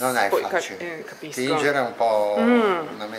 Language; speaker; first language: Italian; native; Italian